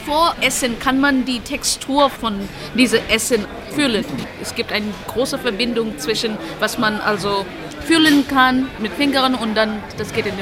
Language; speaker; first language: German; non-native, learner; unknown